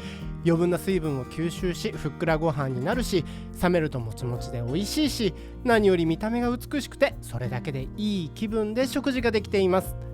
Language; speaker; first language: Japanese; native; Japanese